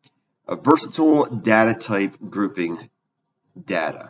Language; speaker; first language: English; native; English